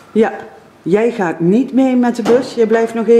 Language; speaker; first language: Dutch; native; Dutch